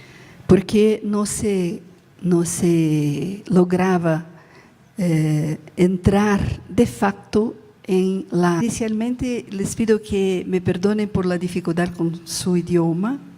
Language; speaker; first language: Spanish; non-native, learner; Portuguese